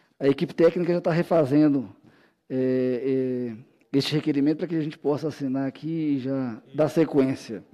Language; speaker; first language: Portuguese; native; Portuguese